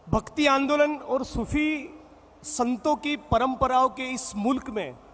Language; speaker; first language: Hindi; non-native, local second language; Gujarati